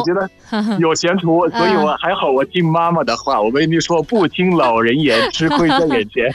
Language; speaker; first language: Chinese; non-native, fluent; Arabic